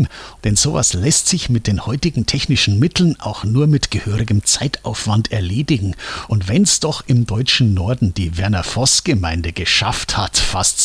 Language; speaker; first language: German; native; German